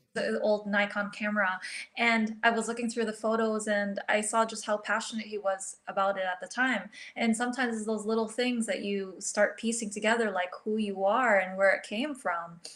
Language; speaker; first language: English; early bilingual, other home language; Filipino